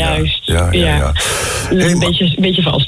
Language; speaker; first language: Dutch; native; Dutch